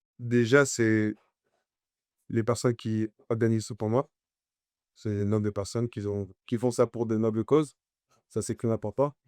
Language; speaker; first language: French; early bilingual, other home language; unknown